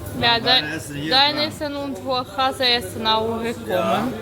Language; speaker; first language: German; non-native, learner; Ukrainian